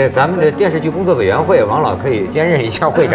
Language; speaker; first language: Chinese; native; Chinese